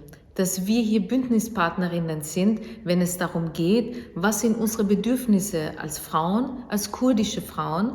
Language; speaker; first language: German; early bilingual, other home language; Kurdish